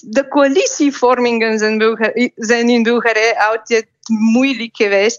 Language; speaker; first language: Dutch; non-native, fluent; Bulgarian